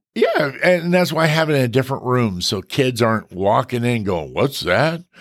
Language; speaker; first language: English; native; English